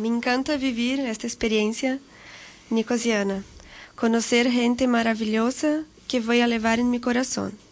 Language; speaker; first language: Spanish; non-native, learner; Portuguese